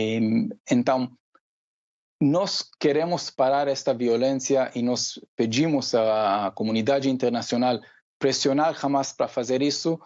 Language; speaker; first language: Portuguese; non-native, fluent; Hebrew